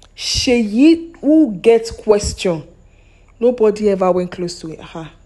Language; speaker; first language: Nigerian Pidgin; non-native, local second language; Yoruba